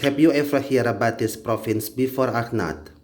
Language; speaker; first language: English; non-native, learner; Indonesian